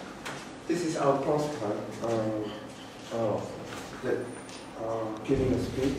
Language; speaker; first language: English; non-native, learner; Korean